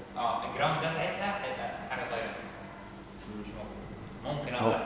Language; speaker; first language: Arabic; native; Arabic